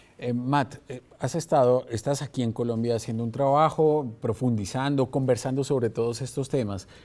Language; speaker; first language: Spanish; native; Spanish